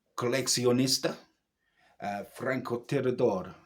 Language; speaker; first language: Spanish; non-native, learner; English